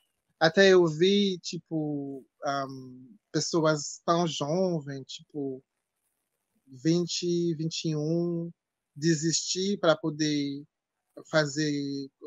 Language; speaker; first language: Portuguese; non-native, fluent; French